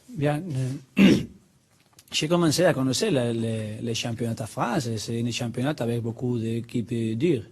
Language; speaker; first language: French; non-native, learner; Spanish